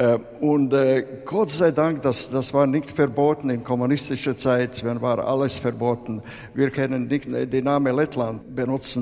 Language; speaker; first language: German; non-native, fluent; Latvian